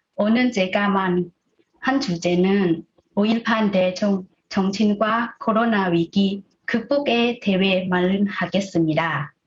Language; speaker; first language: Korean; non-native, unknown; Thai